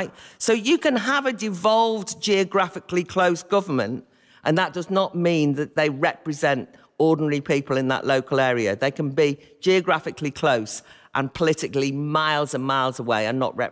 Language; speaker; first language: English; native; English